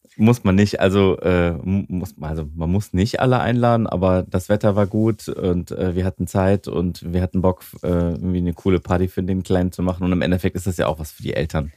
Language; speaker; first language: German; early bilingual, other home language; Greek